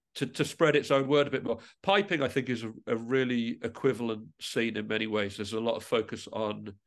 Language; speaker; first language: English; native; English